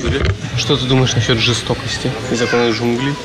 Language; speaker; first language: Russian; native; Russian